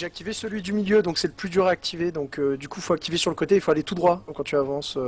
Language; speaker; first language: French; native; French